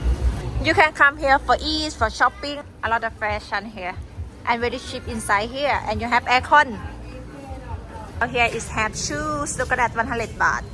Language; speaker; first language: English; non-native, learner; Thai